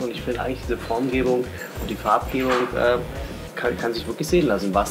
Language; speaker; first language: German; native; German